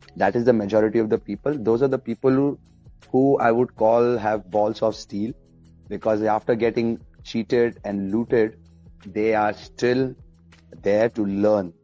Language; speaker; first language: English; early bilingual, other home language; Arabic